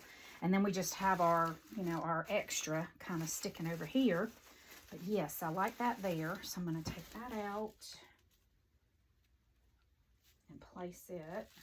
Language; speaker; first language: English; native; English